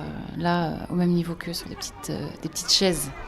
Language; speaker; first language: French; native; French